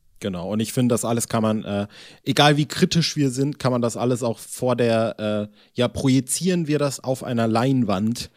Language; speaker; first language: German; native; German